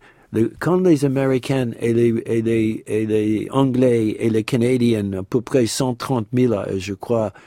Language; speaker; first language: French; non-native, fluent; English